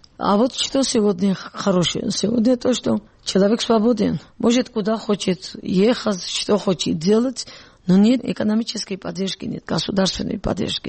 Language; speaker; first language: Russian; non-native, local second language; Georgian